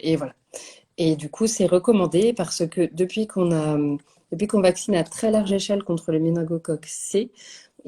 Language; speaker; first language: French; native; French